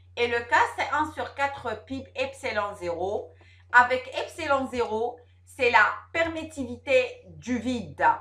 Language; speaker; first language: French; non-native, local second language; Arabic